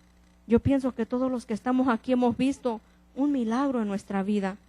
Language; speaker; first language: Spanish; native; Spanish